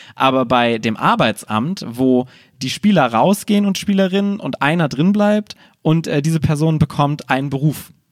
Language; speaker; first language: German; native; German